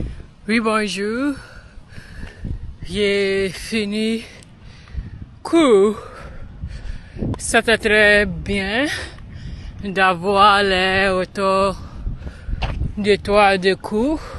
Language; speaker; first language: French; non-native, learner; English